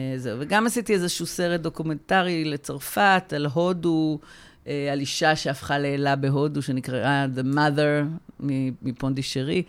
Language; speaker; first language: Hebrew; native; Hebrew